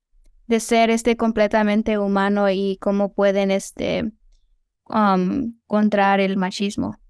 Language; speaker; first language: Spanish; early bilingual, heritage; Spanish